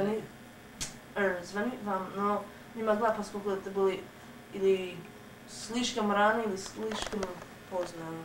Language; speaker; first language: Russian; non-native, learner; English